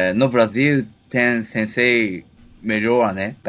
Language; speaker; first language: Portuguese; non-native, learner; Japanese